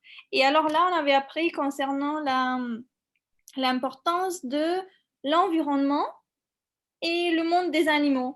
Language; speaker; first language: French; non-native, fluent; Macedonian